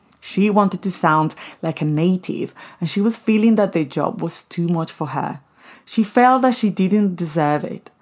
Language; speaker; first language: English; non-native, fluent; Spanish